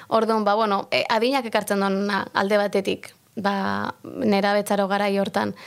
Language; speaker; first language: Basque; native; Basque